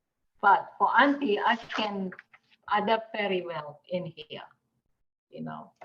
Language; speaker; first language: English; non-native, fluent; Indonesian